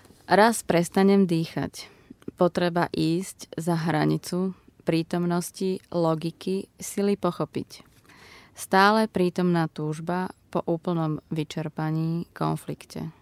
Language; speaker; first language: Slovak; native; Slovak